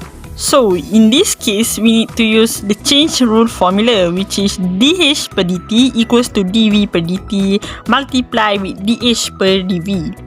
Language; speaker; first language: English; non-native, local second language; Malay